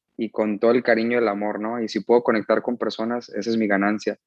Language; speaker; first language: Spanish; early bilingual, heritage; Spanish